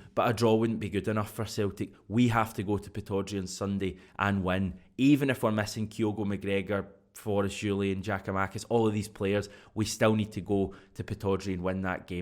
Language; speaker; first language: English; native; English